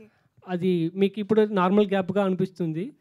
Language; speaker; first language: Telugu; non-native, local second language; Tamil